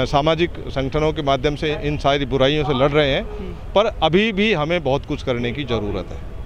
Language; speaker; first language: Hindi; native; Hindi